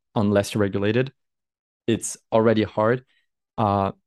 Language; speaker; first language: English; non-native, fluent; French